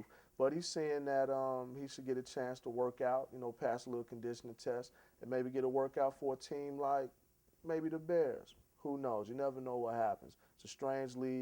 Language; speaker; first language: English; native; English